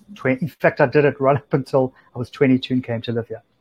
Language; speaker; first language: English; native; English